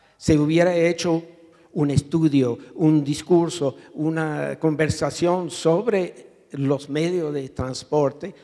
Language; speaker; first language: Spanish; non-native, fluent; English